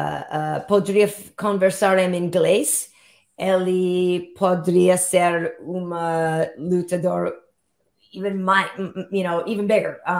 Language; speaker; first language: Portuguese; non-native, learner; English